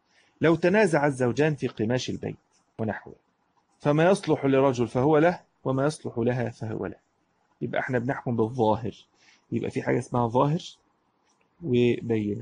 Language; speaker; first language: Arabic; native; Arabic